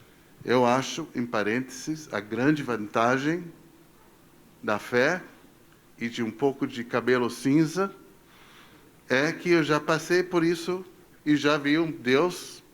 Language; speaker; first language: Portuguese; non-native, fluent; English